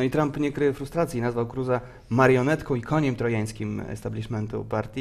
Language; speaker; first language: Polish; native; Polish